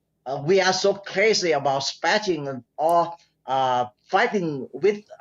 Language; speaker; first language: English; non-native, learner; Thai